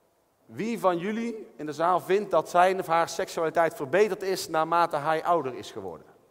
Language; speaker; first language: Dutch; native; Dutch